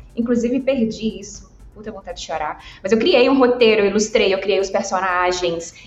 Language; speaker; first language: Portuguese; native; Portuguese